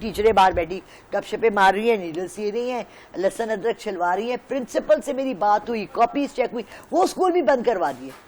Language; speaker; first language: Urdu; non-native, local second language; Pashto